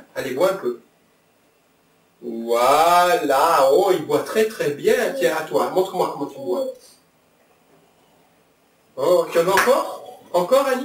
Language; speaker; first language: French; native; French